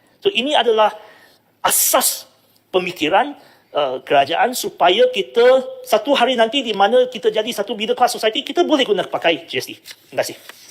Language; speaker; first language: Malay; non-native, local second language; Chinese